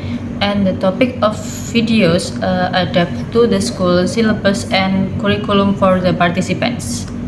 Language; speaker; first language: English; non-native, learner; Indonesian